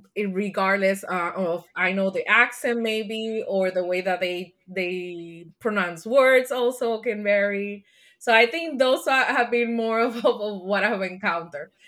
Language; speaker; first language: English; non-native, fluent; Spanish